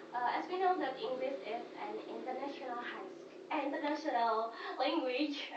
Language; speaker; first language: English; non-native, fluent; Indonesian